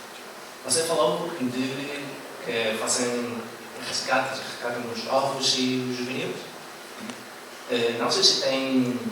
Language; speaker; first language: Portuguese; non-native, learner; Spanish